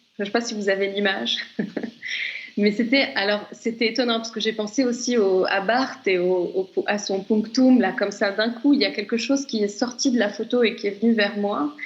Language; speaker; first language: French; non-native, local second language; Arabic